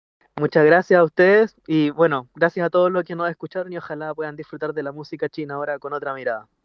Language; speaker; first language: Spanish; native; Spanish